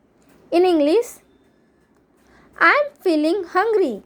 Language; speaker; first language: English; non-native, local second language; Hindi